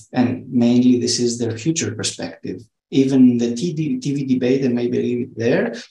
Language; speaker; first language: English; non-native, fluent; Greek